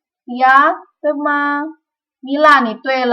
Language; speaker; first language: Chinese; non-native, fluent; Indonesian